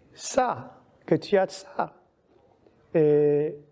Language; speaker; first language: French; non-native, learner; Vietnamese